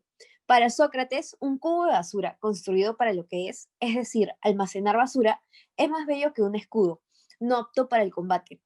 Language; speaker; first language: Spanish; native; Spanish